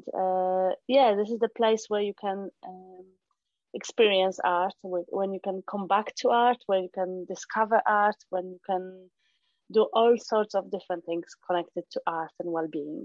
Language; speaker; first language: English; non-native, fluent; Polish